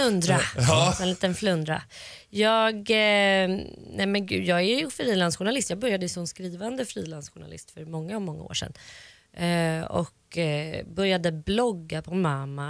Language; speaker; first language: Swedish; native; Swedish